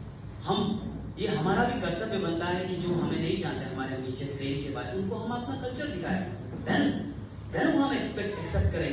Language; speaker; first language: Hindi; non-native, local second language; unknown